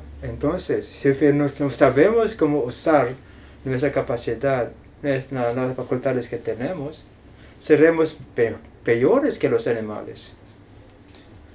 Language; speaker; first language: Spanish; non-native, fluent; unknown